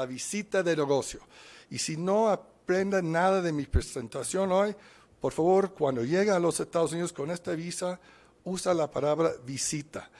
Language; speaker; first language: Spanish; non-native, fluent; English